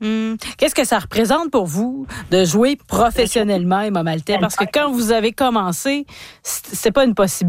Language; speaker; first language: French; native; French